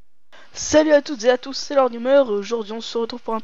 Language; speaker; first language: French; native; French